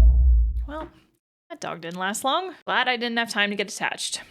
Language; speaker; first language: English; native; English